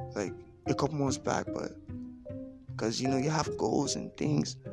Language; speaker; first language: English; non-native, local second language; Yoruba